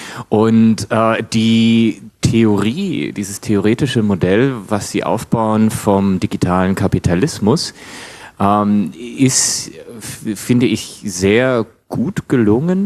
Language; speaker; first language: German; native; German